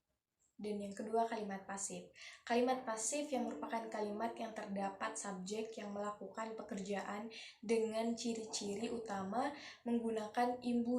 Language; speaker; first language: Indonesian; native; Indonesian